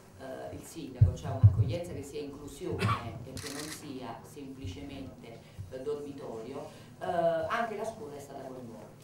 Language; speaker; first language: Italian; native; Italian